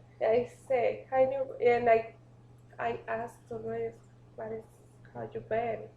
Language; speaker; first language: English; non-native, learner; Spanish